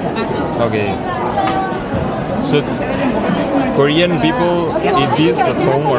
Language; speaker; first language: English; non-native, fluent; Spanish